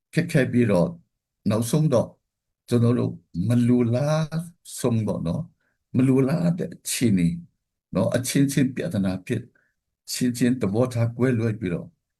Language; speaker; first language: Burmese; non-native, local second language; Hakha Chin